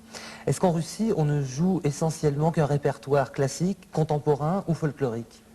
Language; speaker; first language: French; native; French